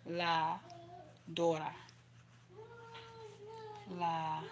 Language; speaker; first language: Spanish; non-native, learner; English